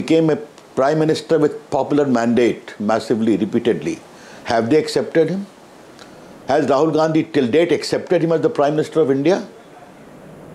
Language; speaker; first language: English; non-native, local second language; Hindi